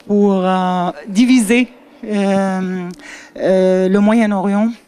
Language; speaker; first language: French; non-native, learner; Arabic